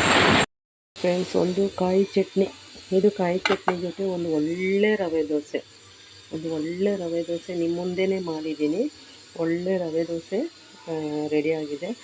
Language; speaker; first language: Kannada; native; Kannada